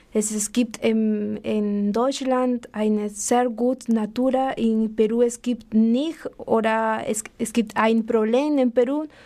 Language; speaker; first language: German; non-native, learner; Spanish